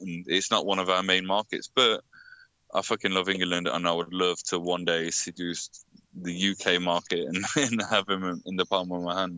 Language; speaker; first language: English; native; English